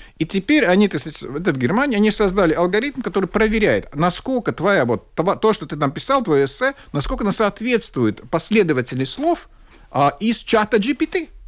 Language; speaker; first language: Russian; non-native, local second language; Latvian